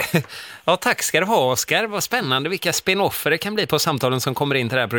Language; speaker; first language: Swedish; native; Swedish